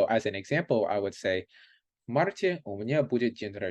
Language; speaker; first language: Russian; non-native, fluent; English